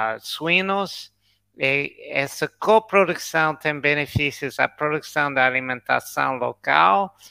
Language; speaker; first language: Portuguese; non-native, learner; English